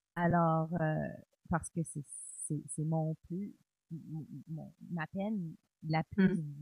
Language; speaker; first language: French; native; French